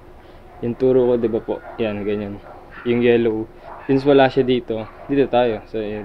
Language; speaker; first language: Filipino; native; Filipino